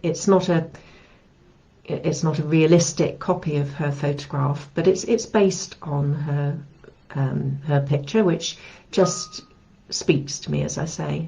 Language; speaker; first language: English; native; English